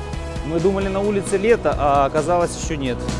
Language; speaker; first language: Russian; native; Russian